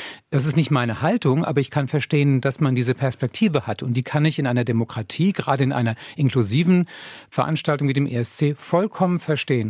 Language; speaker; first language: German; native; German